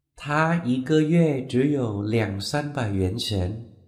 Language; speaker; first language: Chinese; non-native, fluent; Vietnamese